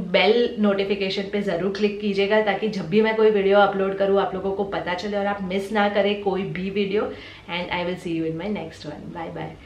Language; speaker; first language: Hindi; non-native, local second language; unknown